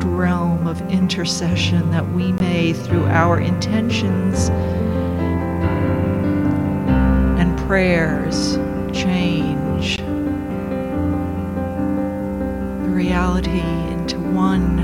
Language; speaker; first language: English; native; English